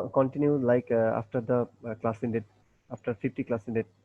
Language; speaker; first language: English; non-native, learner; Bangla